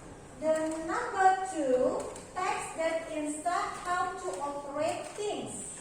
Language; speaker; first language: English; non-native, fluent; Indonesian